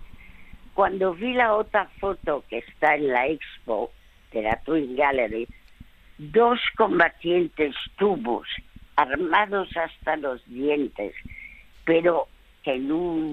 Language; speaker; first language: Spanish; early bilingual, other home language; French